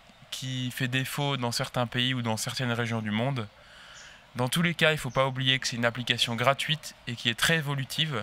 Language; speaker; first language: French; native; French